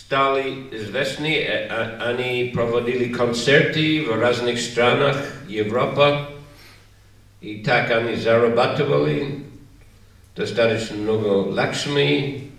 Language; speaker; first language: Russian; non-native, learner; English